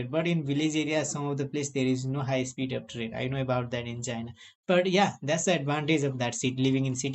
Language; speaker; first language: English; non-native, learner; Nepali